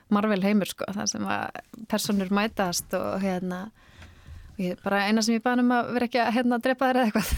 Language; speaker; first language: Icelandic; native; Icelandic